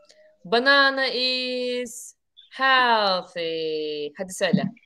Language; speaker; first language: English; non-native, fluent; Turkish